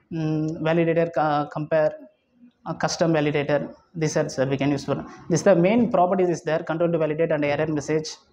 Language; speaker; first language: English; non-native, local second language; Tamil